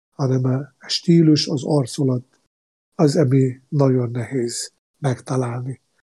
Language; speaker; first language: Hungarian; non-native, fluent; Arabic